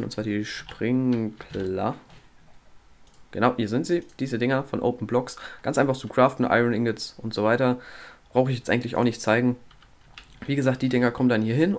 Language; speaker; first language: German; native; German